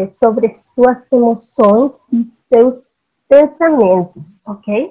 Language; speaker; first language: Portuguese; non-native, learner; Spanish